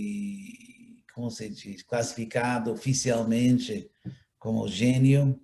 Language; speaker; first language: Portuguese; non-native, fluent; English